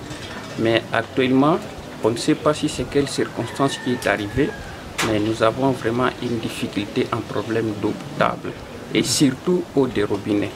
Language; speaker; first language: French; non-native, local second language; Swahili